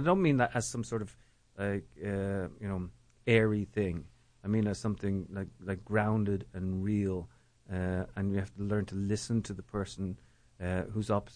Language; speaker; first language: English; native; English